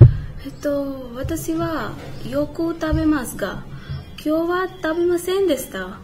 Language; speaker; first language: Japanese; non-native, learner; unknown